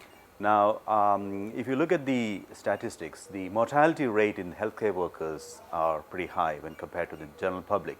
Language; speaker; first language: English; non-native, local second language; Malayalam